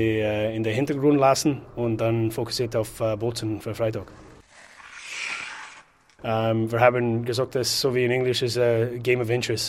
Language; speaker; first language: German; non-native, learner; English